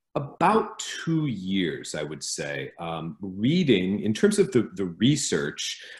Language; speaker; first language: English; native; English